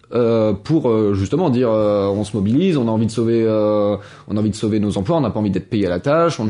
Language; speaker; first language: French; native; French